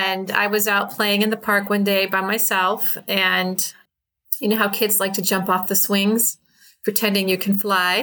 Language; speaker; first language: English; native; English